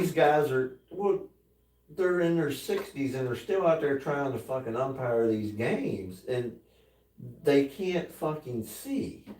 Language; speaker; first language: English; native; English